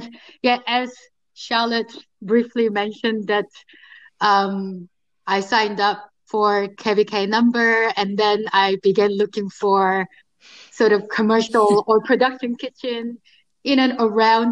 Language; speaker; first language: English; non-native, fluent; Korean